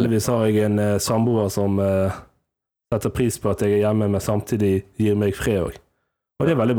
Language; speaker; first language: Norwegian; native; Norwegian